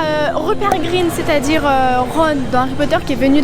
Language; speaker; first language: French; native; French